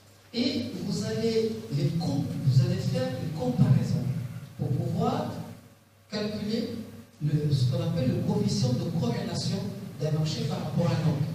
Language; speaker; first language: French; non-native, local second language; Arabic